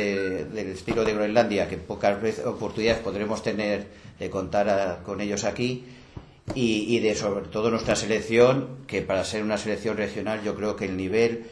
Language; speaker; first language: Spanish; native; Spanish